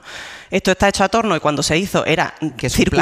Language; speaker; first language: Spanish; native; Spanish